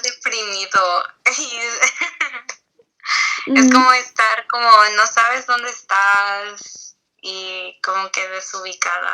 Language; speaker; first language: Spanish; early bilingual, heritage; Spanish